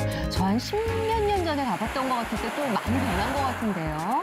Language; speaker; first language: Korean; native; Korean